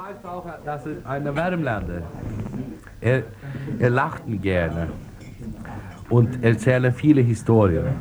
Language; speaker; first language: German; non-native, learner; Swedish